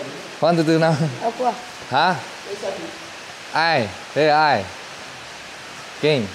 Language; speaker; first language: Portuguese; non-native, learner; Vietnamese